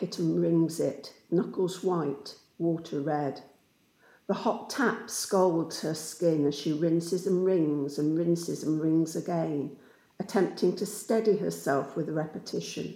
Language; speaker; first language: English; native; English